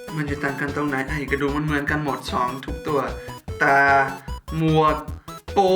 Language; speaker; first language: Thai; non-native, fluent; English